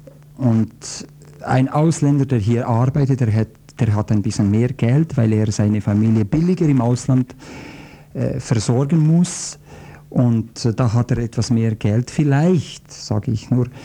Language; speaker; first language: German; non-native, fluent; Croatian